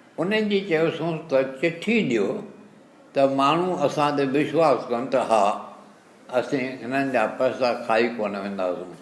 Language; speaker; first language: Sindhi; native; Sindhi